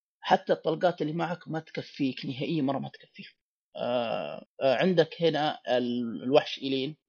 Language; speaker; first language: Arabic; native; Arabic